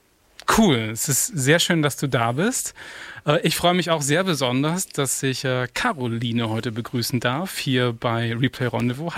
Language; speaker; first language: German; native; German